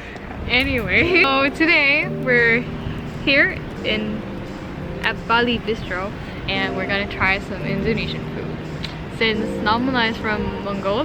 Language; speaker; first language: English; non-native, fluent; Indonesian